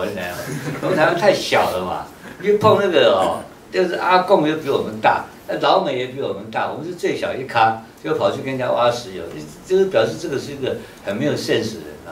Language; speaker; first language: Chinese; native; Chinese